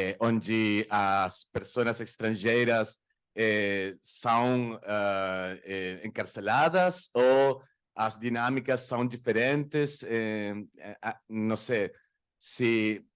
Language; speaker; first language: Portuguese; non-native, learner; Spanish